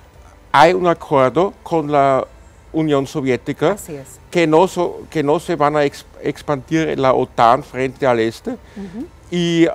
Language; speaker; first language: Spanish; non-native, fluent; German